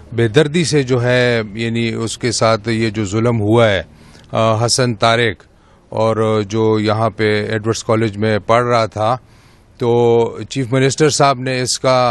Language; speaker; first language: Urdu; non-native, local second language; Pashto